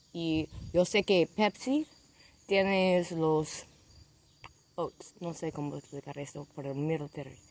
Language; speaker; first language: Spanish; non-native, learner; English